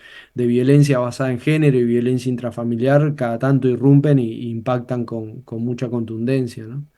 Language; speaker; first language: Spanish; native; Spanish